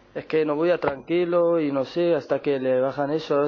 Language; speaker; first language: Spanish; non-native, learner; Arabic